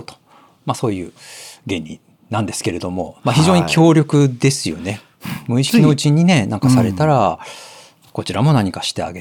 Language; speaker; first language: Japanese; native; Japanese